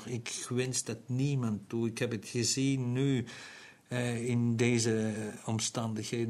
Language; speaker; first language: Dutch; non-native, local second language; German